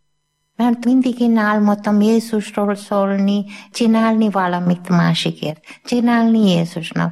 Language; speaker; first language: Hungarian; non-native, learner; Malayalam